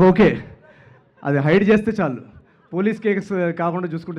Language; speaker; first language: Telugu; native; Telugu